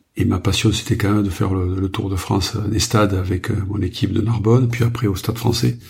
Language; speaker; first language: French; native; French